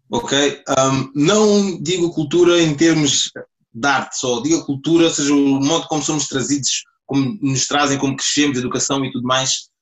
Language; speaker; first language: Portuguese; native; Portuguese